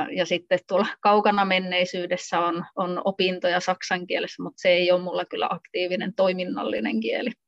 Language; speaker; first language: Finnish; early bilingual, heritage; Finnish